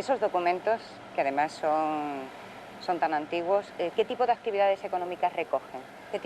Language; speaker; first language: Spanish; native; Spanish